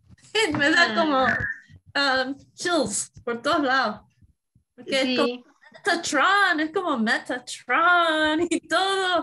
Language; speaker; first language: Spanish; non-native, learner; English